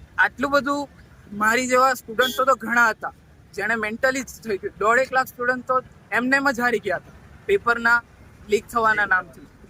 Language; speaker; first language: Gujarati; non-native, local second language; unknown